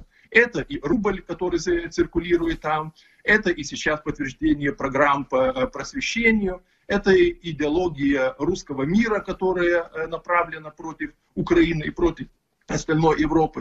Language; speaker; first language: Russian; non-native, fluent; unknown